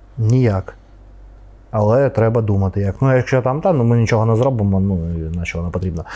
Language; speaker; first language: Ukrainian; non-native, local second language; Russian